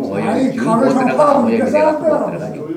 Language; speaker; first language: Korean; native; Korean